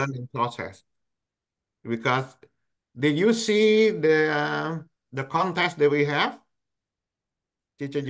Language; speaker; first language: English; non-native, local second language; Indonesian